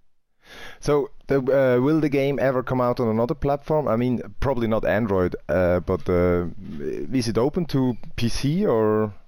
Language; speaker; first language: English; non-native, fluent; German